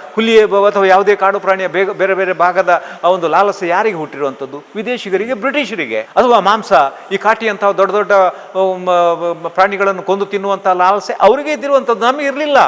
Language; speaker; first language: Kannada; non-native, local second language; Tulu